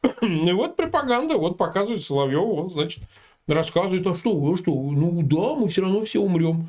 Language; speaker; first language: Russian; native; Russian